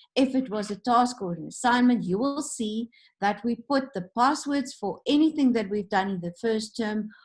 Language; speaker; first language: English; non-native, local second language; Afrikaans